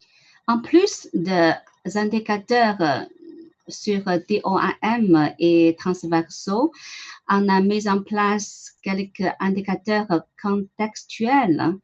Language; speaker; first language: French; non-native, learner; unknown